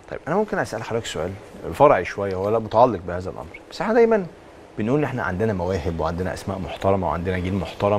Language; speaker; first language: Arabic; native; Arabic